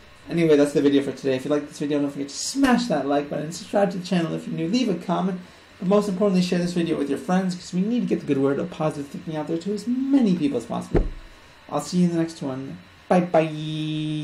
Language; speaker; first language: English; native; English